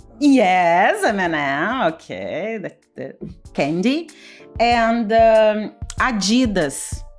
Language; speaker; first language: English; non-native, fluent; Portuguese